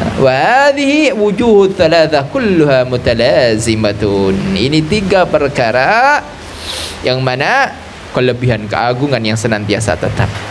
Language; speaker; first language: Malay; non-native, local second language; Javanese